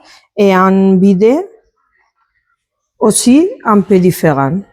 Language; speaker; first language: French; non-native, fluent; Spanish